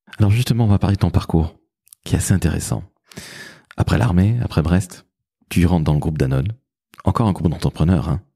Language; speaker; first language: French; native; French